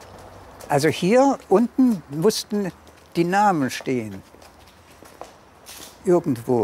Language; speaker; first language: German; early bilingual, heritage; German